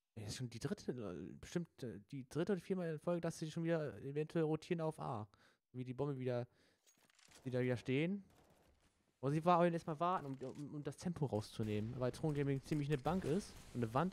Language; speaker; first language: German; native; German